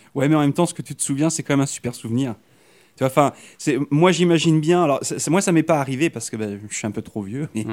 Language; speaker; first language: French; native; French